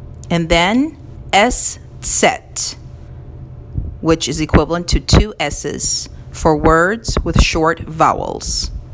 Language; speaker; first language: English; native; English